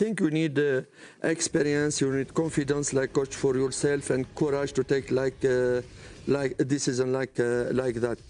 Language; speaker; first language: English; non-native, learner; French